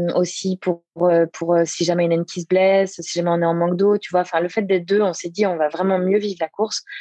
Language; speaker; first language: French; native; French